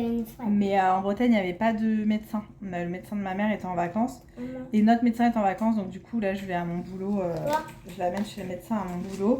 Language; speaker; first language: French; native; French